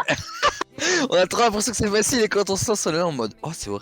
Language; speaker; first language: French; native; French